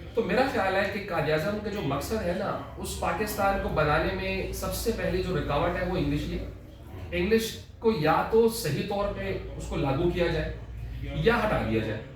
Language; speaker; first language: Urdu; non-native, local second language; Pashto